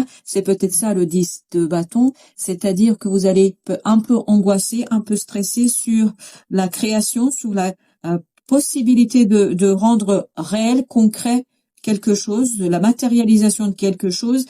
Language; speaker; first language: French; native; French